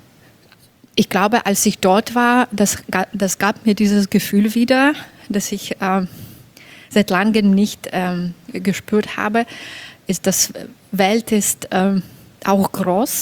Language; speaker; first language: German; non-native, fluent; Belarusian